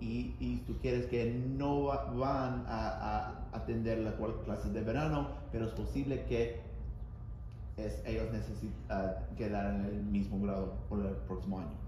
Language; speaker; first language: Spanish; non-native, learner; English